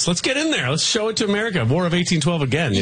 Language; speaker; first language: English; native; English